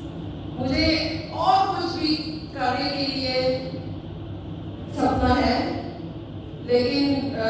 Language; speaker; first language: Hindi; non-native, local second language; Manipuri